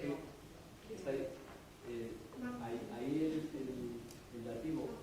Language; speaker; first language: Spanish; native; Spanish